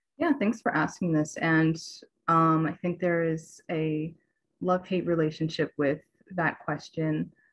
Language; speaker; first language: English; native; English